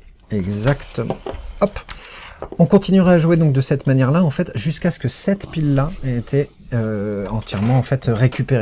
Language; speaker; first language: French; native; French